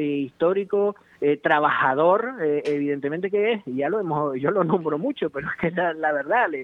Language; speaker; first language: Spanish; native; Spanish